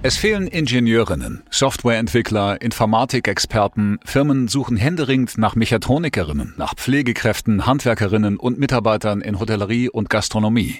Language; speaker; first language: German; native; German